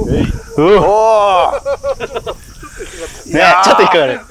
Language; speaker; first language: Japanese; native; Japanese